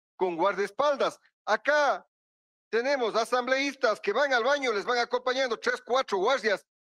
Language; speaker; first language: Spanish; native; Spanish